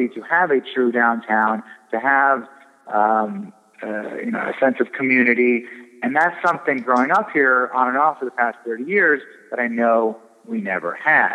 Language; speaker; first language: English; native; English